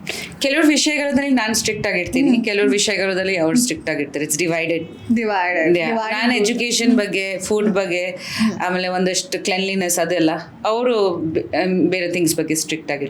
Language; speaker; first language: Kannada; non-native, local second language; Bangla